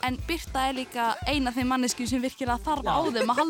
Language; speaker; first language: Icelandic; native; Icelandic